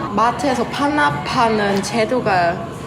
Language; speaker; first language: Korean; non-native, learner; German